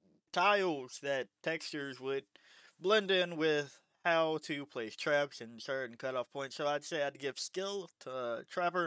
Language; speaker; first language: English; native; English